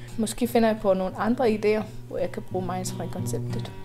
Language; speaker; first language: Danish; non-native, fluent; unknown